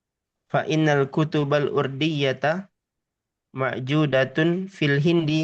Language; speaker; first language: Arabic; non-native, learner; Indonesian